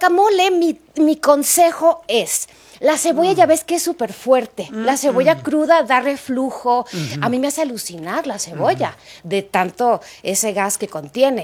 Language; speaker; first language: Spanish; native; Spanish